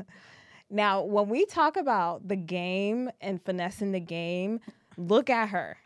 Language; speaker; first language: English; early bilingual, other home language; French